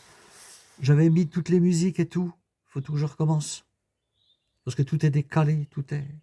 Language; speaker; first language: French; native; French